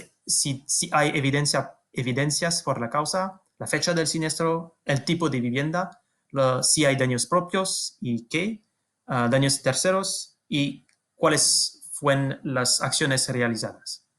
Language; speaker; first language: Spanish; non-native, fluent; French